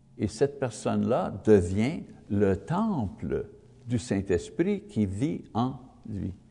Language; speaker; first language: French; non-native, learner; English